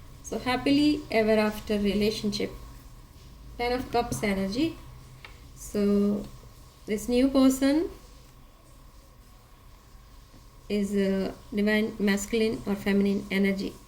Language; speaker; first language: English; non-native, local second language; Telugu